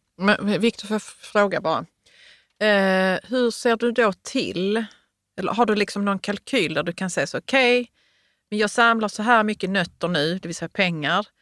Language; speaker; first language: Swedish; native; Swedish